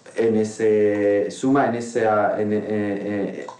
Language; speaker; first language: Spanish; non-native, fluent; Arabic